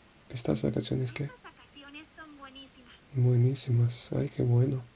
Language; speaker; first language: Spanish; non-native, learner; French